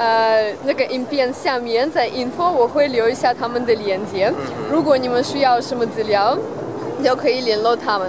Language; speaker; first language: Chinese; non-native, fluent; Russian